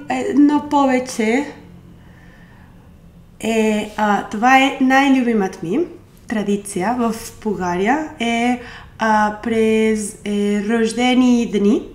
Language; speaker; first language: Bulgarian; non-native, learner; Spanish